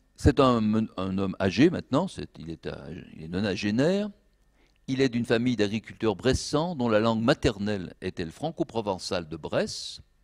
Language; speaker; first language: French; native; French